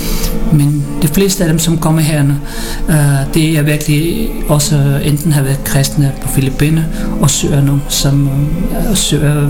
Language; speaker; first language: Danish; non-native, learner; Filipino